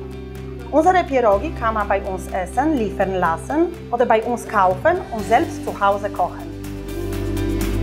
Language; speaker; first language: German; non-native, fluent; Polish